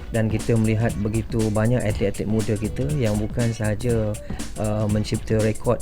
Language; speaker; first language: Malay; native; Malay